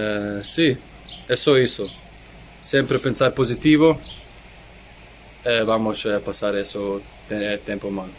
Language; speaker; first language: Portuguese; non-native, learner; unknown